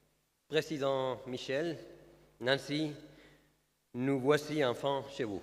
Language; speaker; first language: French; non-native, fluent; Spanish